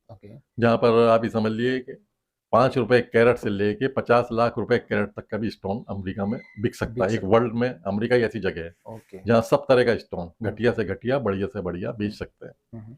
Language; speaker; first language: Hindi; native; Hindi